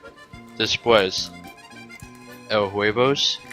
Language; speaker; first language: Spanish; non-native, learner; English